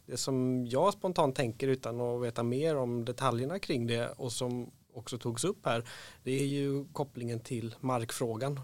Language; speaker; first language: Swedish; native; Swedish